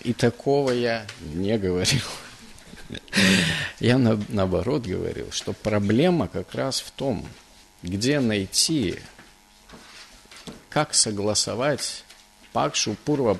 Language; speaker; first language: Russian; native; Russian